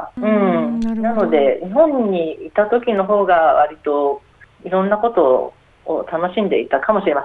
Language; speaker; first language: Japanese; native; Japanese